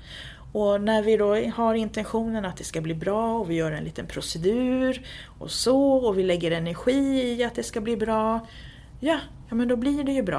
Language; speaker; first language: Swedish; native; Swedish